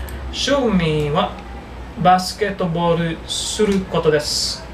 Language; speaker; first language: Japanese; non-native, learner; Filipino